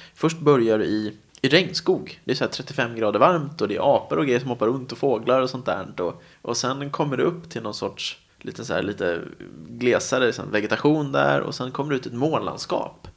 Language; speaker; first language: Swedish; native; Swedish